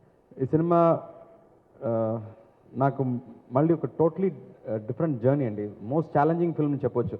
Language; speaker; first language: Telugu; non-native, learner; Tamil